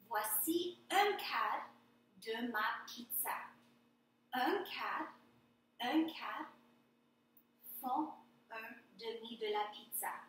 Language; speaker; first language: French; non-native, fluent; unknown